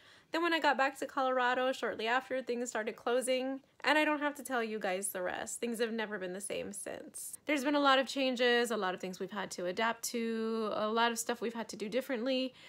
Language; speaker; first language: English; early bilingual, other home language; Spanish